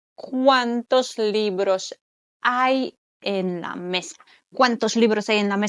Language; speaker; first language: Spanish; non-native, fluent; Polish